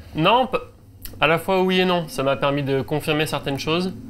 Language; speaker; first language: French; native; French